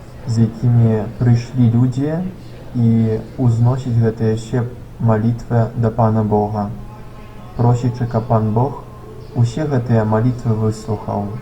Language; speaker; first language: Belarusian; non-native, local second language; Russian